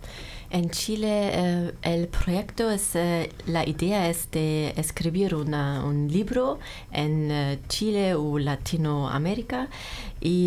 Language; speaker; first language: Spanish; non-native, learner; German